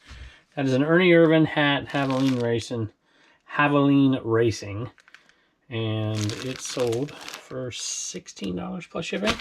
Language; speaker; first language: English; native; English